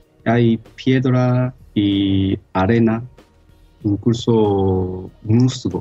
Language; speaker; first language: Spanish; non-native, fluent; Japanese